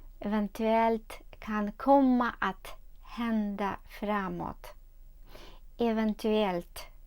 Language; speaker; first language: Swedish; non-native, learner; Ukrainian